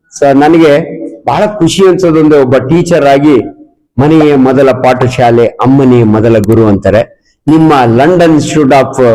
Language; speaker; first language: Kannada; native; Kannada